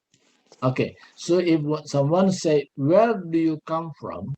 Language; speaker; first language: English; non-native, learner; Indonesian